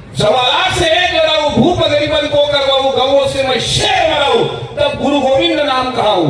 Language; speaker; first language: Hindi; non-native, local second language; Marathi